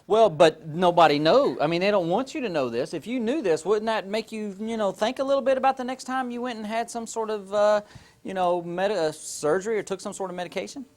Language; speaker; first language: English; native; English